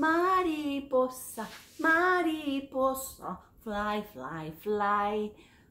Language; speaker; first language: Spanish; non-native, fluent; English